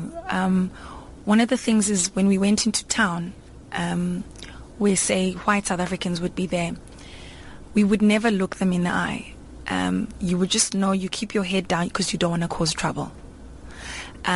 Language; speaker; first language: English; non-native, local second language; Zulu